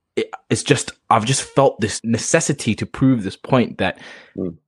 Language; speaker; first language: English; native; English